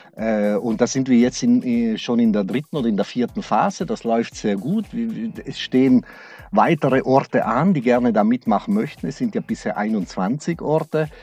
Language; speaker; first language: German; native; German